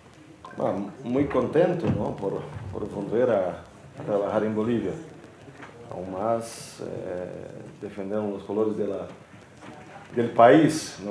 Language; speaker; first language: Spanish; non-native, fluent; Portuguese